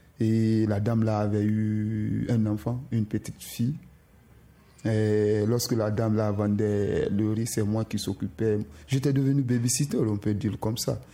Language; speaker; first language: French; non-native, local second language; Susu